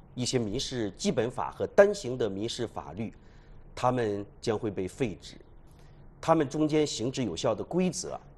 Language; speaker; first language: Chinese; native; Chinese